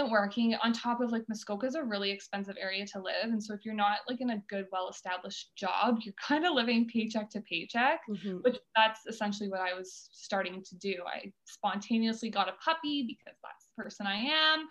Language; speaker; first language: English; native; English